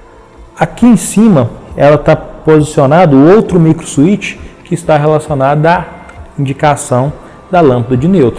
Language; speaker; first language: Portuguese; native; Portuguese